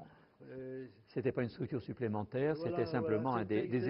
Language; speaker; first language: French; native; French